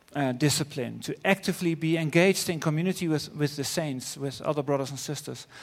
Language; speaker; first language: English; non-native, fluent; Dutch